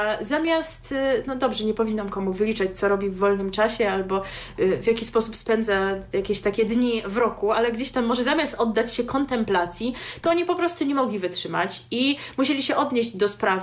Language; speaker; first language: Polish; native; Polish